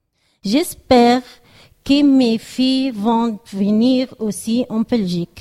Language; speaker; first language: French; non-native, learner; Arabic